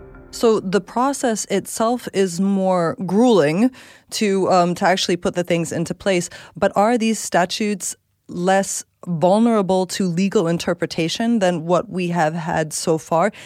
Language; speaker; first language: English; native; English